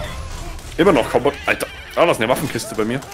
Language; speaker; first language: German; native; German